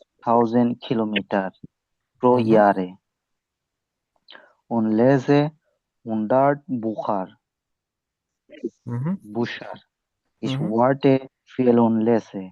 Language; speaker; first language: German; non-native, learner; Bangla